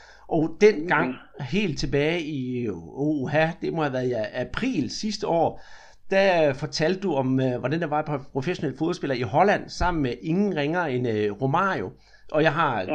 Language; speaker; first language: Danish; native; Danish